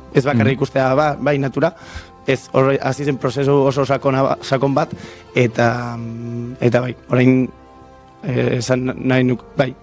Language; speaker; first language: Basque; non-native, local second language; Spanish